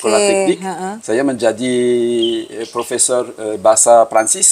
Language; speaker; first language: Indonesian; early bilingual, heritage; Javanese